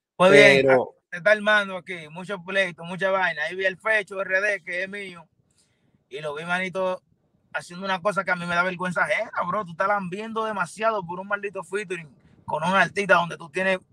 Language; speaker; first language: Spanish; native; Spanish